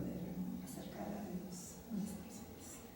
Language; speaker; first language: Spanish; non-native, fluent; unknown